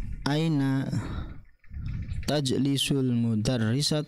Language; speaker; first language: Arabic; non-native, learner; Indonesian